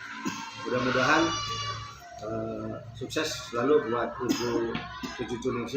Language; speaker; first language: Indonesian; native; Indonesian